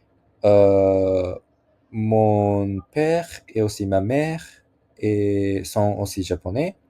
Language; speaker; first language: French; non-native, learner; Japanese